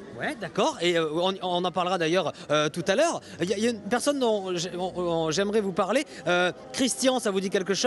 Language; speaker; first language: French; native; French